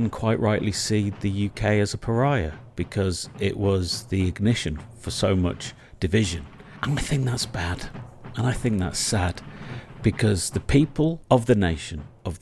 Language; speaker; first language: English; native; English